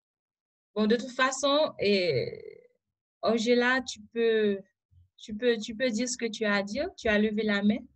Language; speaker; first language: French; non-native, local second language; Haitian Creole